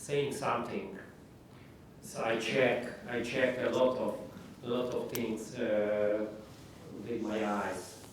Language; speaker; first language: English; non-native, learner; Hungarian